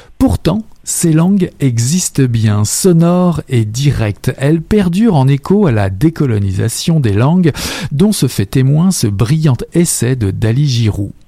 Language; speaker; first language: French; native; French